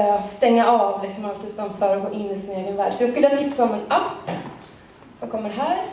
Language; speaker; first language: Swedish; native; Swedish